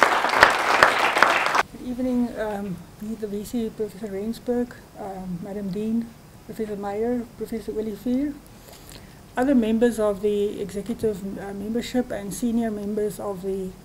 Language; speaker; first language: English; non-native, local second language; Afrikaans